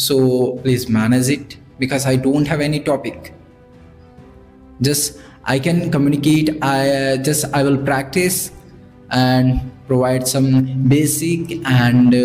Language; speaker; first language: English; non-native, learner; Bhojpuri